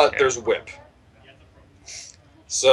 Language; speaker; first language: English; native; English